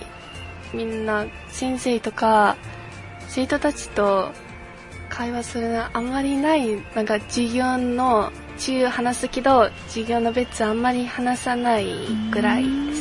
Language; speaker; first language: Japanese; non-native, fluent; Mongolian